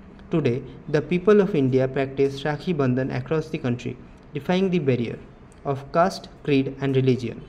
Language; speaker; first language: English; non-native, local second language; Bangla